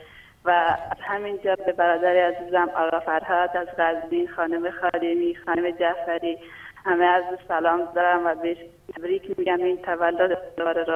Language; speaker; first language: Persian; non-native, local second language; Baluchi